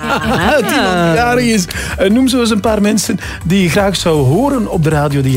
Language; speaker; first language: Dutch; native; Dutch